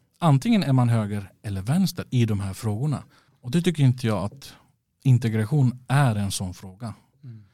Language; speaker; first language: Swedish; early bilingual, other home language; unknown